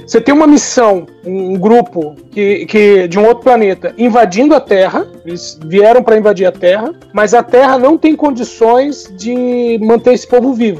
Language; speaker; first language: Portuguese; native; Portuguese